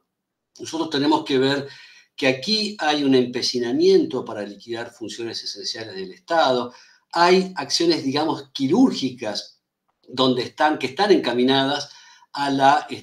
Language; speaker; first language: Spanish; native; Spanish